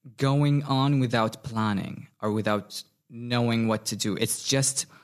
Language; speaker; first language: English; non-native, fluent; Arabic